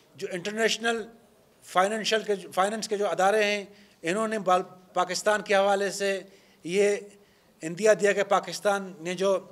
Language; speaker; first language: Urdu; non-native, local second language; Baluchi